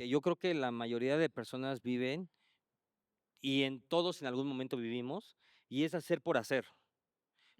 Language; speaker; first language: Spanish; native; Spanish